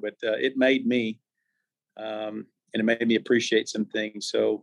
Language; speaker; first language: English; native; English